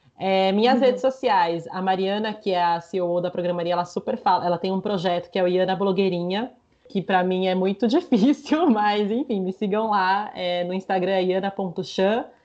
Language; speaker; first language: Portuguese; early bilingual, other home language; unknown